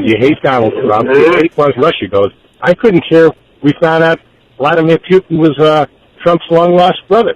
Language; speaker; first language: English; native; English